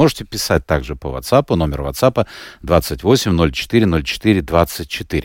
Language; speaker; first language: Russian; native; Russian